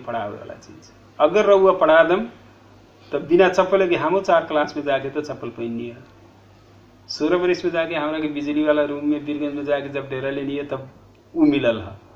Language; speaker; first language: Bhojpuri; non-native, local second language; Nepali